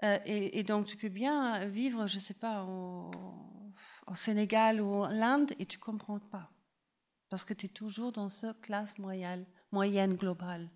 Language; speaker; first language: French; non-native, fluent; German